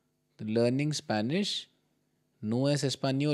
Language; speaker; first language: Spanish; non-native, learner; Hindi